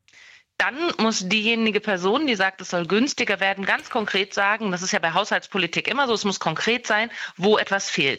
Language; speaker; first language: German; native; German